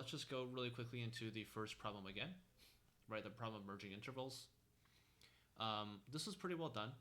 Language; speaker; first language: English; native; English